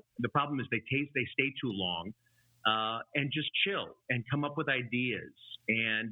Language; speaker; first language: English; native; English